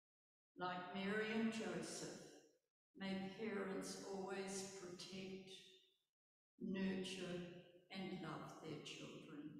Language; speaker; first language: English; native; English